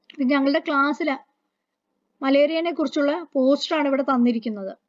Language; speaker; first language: English; non-native, local second language; Malayalam